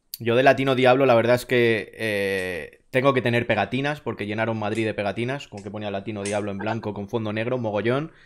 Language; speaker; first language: Spanish; native; Spanish